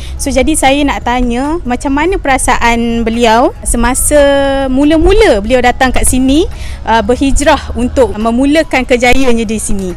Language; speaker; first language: Malay; native; Malay